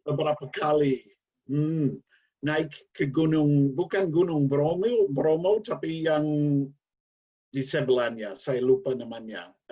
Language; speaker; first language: Indonesian; non-native, learner; English